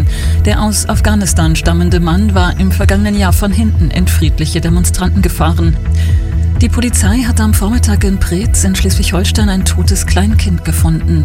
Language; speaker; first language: German; native; German